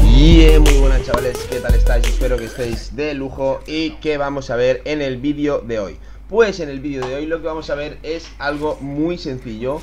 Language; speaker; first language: Spanish; native; Spanish